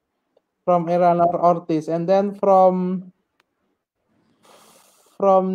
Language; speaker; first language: English; non-native, fluent; Indonesian